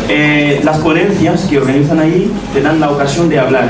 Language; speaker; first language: Spanish; non-native, fluent; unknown